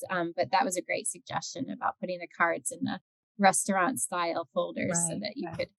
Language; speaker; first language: English; native; English